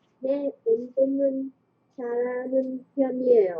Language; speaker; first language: Korean; non-native, learner; Vietnamese